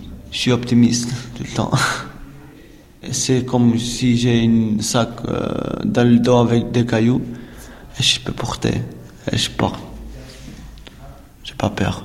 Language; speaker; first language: French; non-native, learner; Albanian